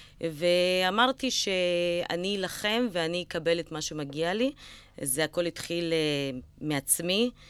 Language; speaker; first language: Hebrew; early bilingual, other home language; Russian